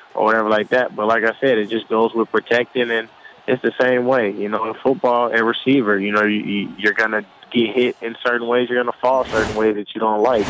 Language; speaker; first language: English; native; English